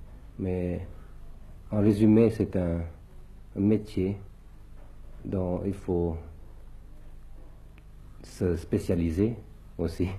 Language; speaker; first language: French; early bilingual, other home language; Thai